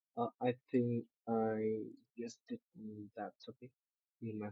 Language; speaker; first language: English; non-native, learner; Vietnamese